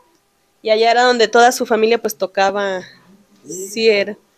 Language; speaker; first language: Spanish; native; Spanish